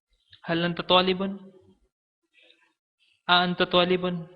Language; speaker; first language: Arabic; non-native, fluent; Malayalam